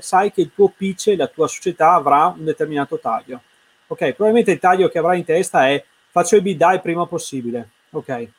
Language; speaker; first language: Italian; native; Italian